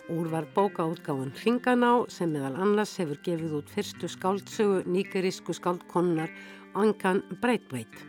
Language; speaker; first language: Icelandic; native; Icelandic